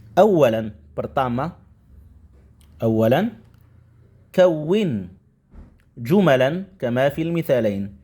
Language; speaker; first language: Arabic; non-native, fluent; Indonesian